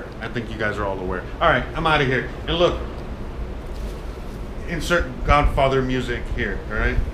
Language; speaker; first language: English; native; English